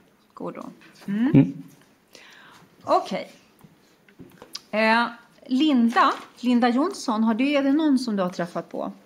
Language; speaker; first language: Swedish; native; Swedish